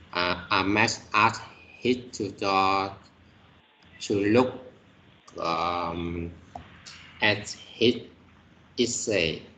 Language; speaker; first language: English; non-native, learner; Vietnamese